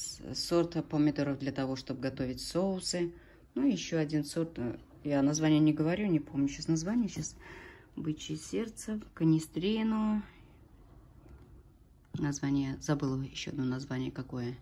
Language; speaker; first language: Russian; native; Russian